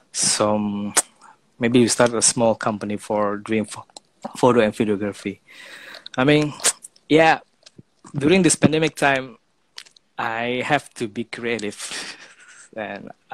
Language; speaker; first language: English; non-native, fluent; Indonesian